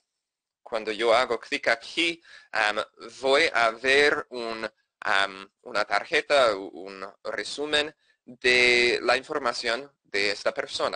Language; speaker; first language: Spanish; non-native, fluent; English